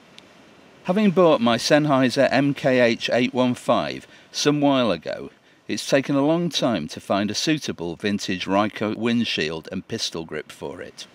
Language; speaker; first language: English; native; English